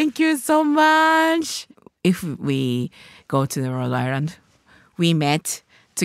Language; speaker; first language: English; non-native, learner; Japanese